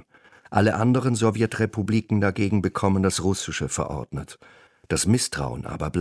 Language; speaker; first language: German; native; German